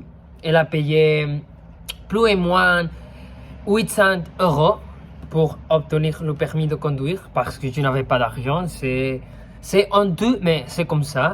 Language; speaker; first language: French; non-native, fluent; Spanish